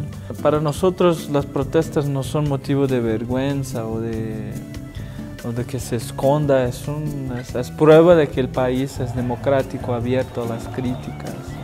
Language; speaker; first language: Spanish; non-native, fluent; Portuguese